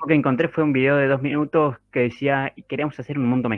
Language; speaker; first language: Spanish; native; Spanish